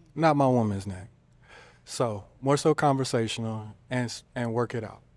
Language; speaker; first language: English; native; English